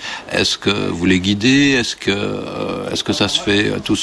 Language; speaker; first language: French; native; French